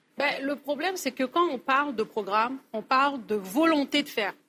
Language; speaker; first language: French; native; French